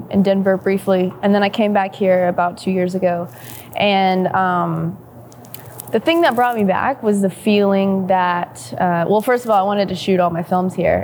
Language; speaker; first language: English; native; English